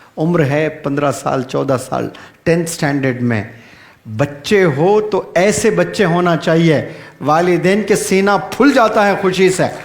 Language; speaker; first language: Urdu; native; Urdu